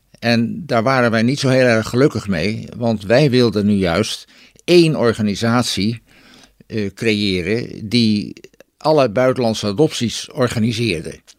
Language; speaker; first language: Dutch; native; Dutch